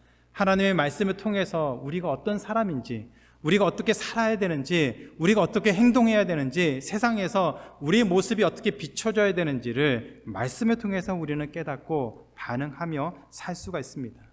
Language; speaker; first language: Korean; native; Korean